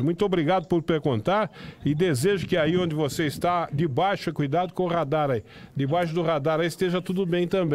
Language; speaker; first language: Portuguese; native; Portuguese